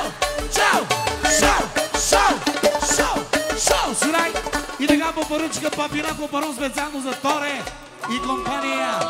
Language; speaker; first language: Bulgarian; non-native, local second language; Turkish